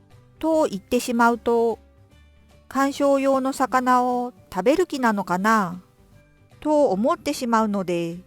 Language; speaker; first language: Japanese; non-native, fluent; Korean